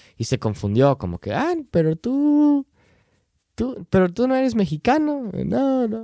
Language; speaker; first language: Spanish; non-native, fluent; English